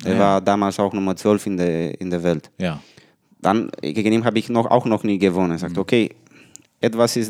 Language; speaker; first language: German; non-native, learner; Romanian